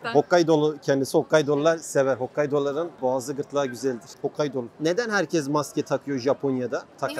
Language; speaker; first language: Turkish; native; Turkish